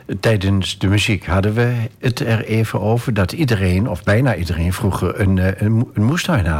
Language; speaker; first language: Dutch; native; Dutch